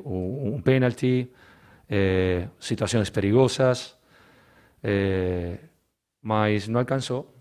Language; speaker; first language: Portuguese; non-native, learner; Spanish